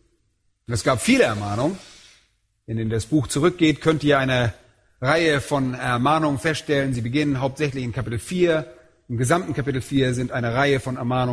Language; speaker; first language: German; native; German